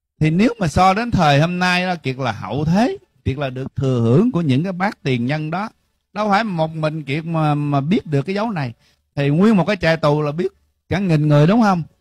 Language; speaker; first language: Vietnamese; early bilingual, heritage; Vietnamese